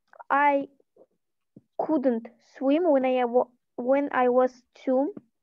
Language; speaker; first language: English; non-native, learner; Russian